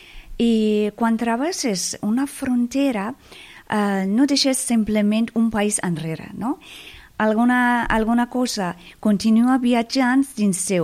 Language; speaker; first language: Catalan; non-native, fluent; Persian